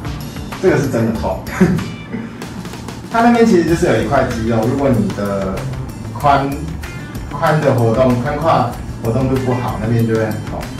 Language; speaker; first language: Chinese; native; Chinese